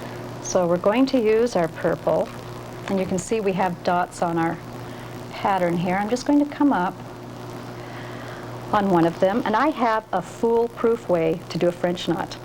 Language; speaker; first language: English; native; English